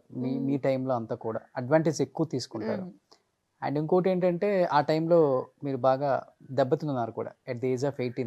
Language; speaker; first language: Telugu; native; Telugu